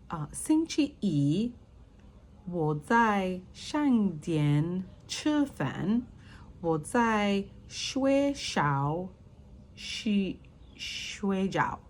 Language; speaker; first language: Chinese; non-native, learner; English